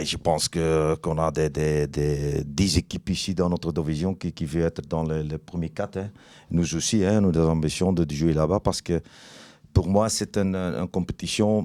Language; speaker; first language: French; non-native, learner; Dutch